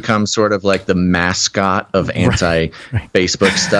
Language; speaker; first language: English; native; English